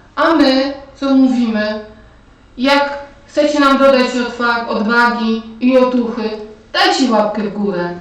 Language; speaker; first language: Polish; native; Polish